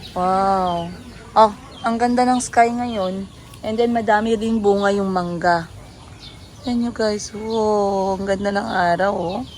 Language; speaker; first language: Filipino; non-native, local second language; Hiligaynon